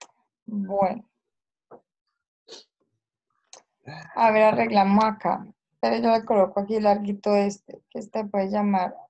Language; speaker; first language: Spanish; native; Spanish